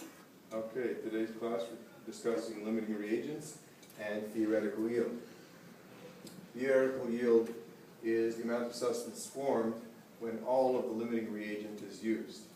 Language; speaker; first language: English; native; English